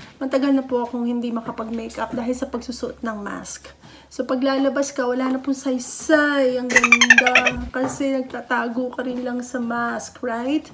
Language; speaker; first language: Filipino; native; Filipino